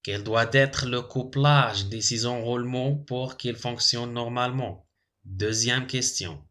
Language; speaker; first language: French; non-native, local second language; Arabic